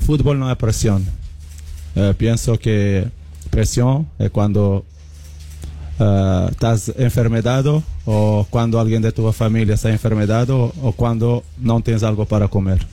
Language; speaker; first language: Spanish; non-native, learner; Portuguese